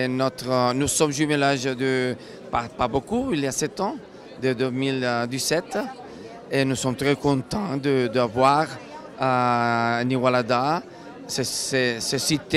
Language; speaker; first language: French; non-native, learner; Catalan